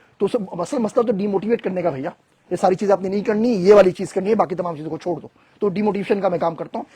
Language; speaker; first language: Urdu; native; Urdu